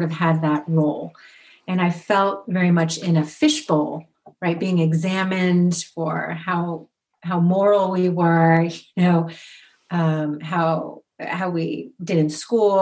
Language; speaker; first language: English; native; English